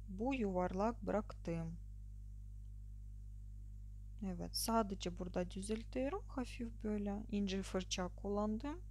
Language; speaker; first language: Turkish; non-native, learner; Russian